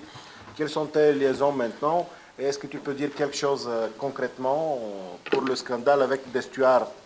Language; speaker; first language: French; non-native, learner; Bulgarian